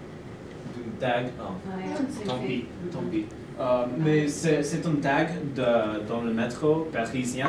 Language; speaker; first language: French; non-native, learner; English